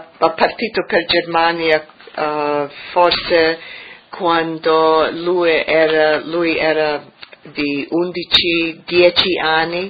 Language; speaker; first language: Italian; early bilingual, heritage; English